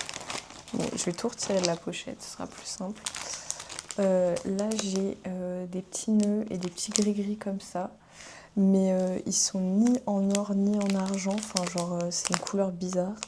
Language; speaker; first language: French; native; French